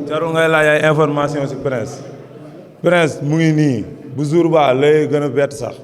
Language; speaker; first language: Wolof; native; Wolof